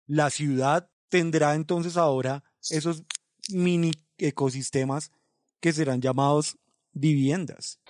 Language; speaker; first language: Spanish; native; Spanish